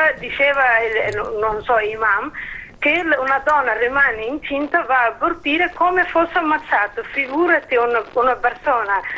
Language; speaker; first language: Italian; non-native, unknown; Somali